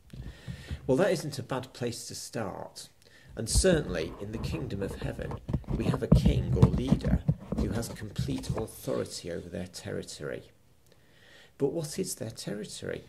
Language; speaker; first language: English; native; English